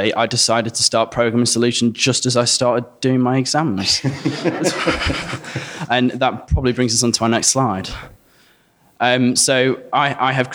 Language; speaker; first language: English; native; English